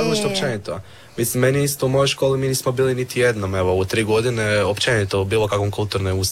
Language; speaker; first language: Serbian; native; Serbian